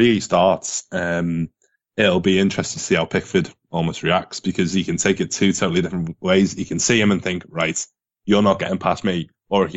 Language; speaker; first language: English; native; English